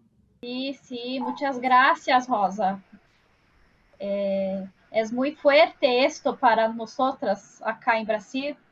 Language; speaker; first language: Spanish; non-native, learner; Portuguese